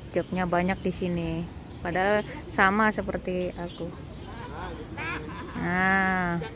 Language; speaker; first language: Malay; non-native, local second language; Javanese